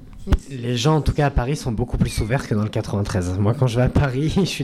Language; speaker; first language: French; native; French